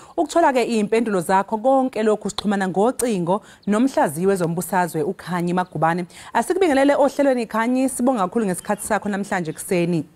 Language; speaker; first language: Zulu; non-native, local second language; Xhosa